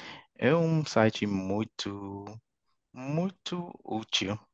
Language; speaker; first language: Portuguese; non-native, fluent; English